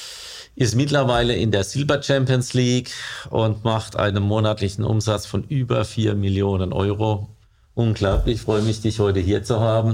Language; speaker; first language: German; native; German